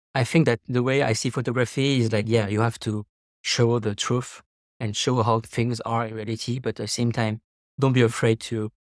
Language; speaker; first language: English; non-native, fluent; French